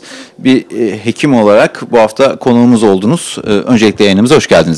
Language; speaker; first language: Turkish; native; Turkish